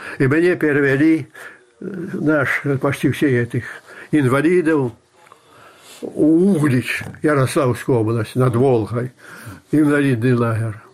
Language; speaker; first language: Russian; non-native, local second language; Belarusian